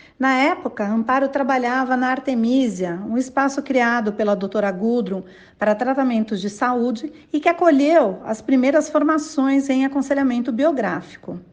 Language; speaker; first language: Portuguese; native; Portuguese